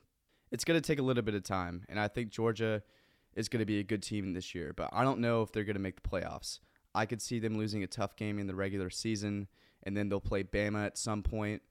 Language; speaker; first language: English; native; English